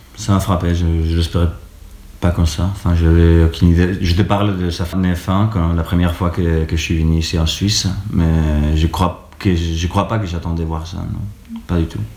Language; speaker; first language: French; non-native, fluent; Spanish